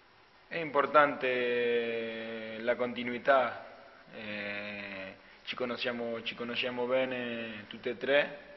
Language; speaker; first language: Italian; non-native, fluent; Spanish